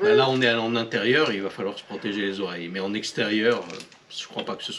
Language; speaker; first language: French; native; French